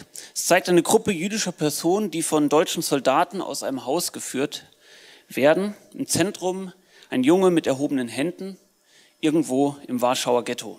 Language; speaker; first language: German; native; German